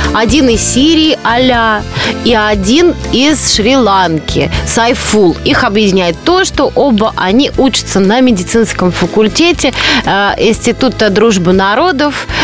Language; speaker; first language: Russian; native; Russian